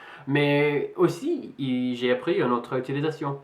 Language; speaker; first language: French; non-native, fluent; English